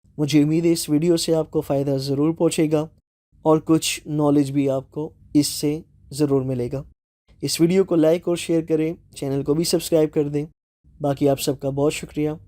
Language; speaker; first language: Urdu; non-native, local second language; Punjabi